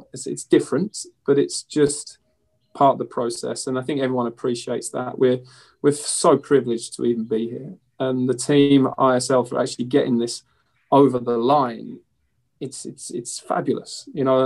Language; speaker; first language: English; native; English